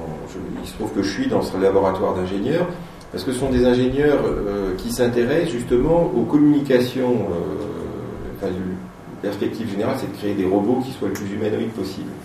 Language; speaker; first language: French; native; French